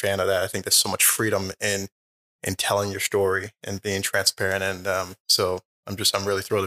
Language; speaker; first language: English; native; English